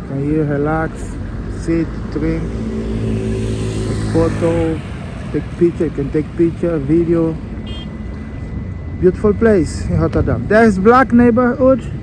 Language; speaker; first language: English; non-native, learner; Portuguese